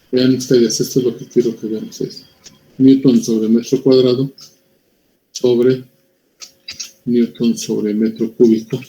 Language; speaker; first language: Spanish; native; Spanish